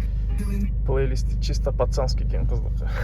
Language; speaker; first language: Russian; non-native, local second language; Kyrgyz